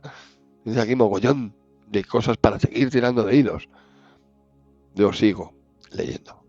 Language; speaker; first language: Spanish; native; Spanish